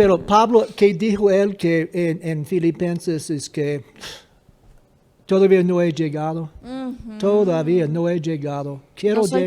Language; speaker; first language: Spanish; non-native, fluent; English